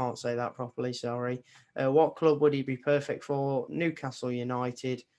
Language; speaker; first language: English; native; English